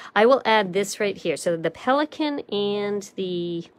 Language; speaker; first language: English; native; English